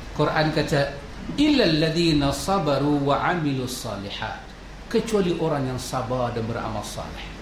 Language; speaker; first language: Malay; native; Malay